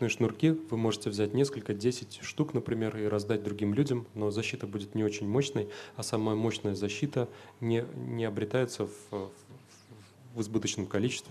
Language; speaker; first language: Russian; native; Russian